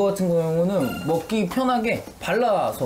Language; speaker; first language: Korean; native; Korean